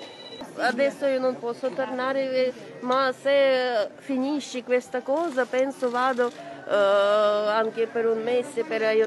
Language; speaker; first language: Italian; non-native, learner; Ukrainian